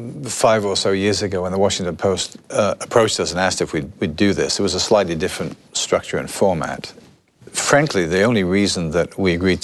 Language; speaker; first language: English; native; English